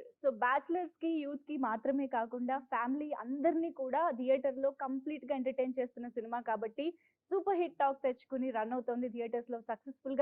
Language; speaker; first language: Telugu; native; Telugu